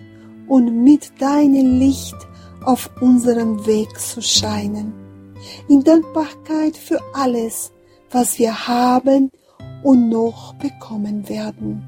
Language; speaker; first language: German; non-native, fluent; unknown